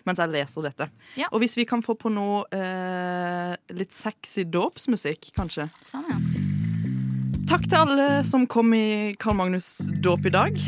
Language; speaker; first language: Norwegian; native; Norwegian